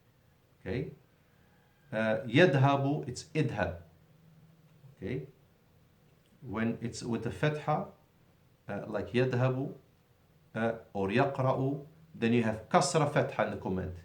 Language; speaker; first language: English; non-native, fluent; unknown